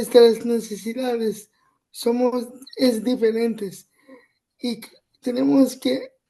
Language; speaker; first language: Spanish; early bilingual, other home language; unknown